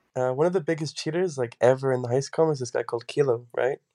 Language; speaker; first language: English; native; English